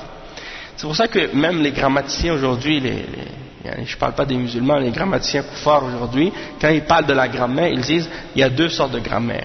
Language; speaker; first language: French; native; French